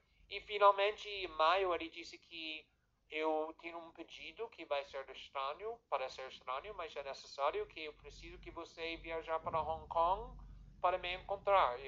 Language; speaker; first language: Portuguese; non-native, fluent; English